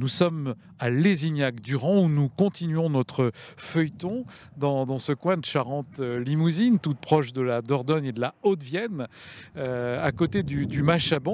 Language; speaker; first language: French; native; French